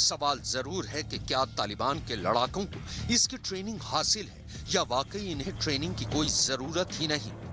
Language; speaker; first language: Hindi; native; Hindi